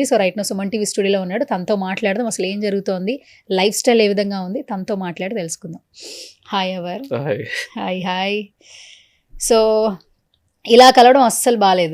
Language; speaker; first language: Telugu; native; Telugu